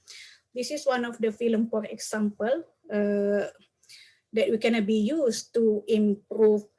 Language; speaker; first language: English; non-native, learner; Indonesian